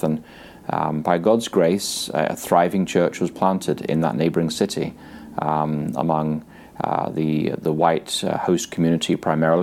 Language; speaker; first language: English; native; English